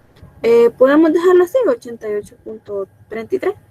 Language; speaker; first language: Spanish; native; Spanish